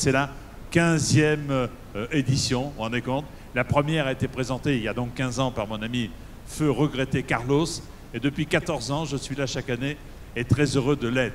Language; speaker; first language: French; native; French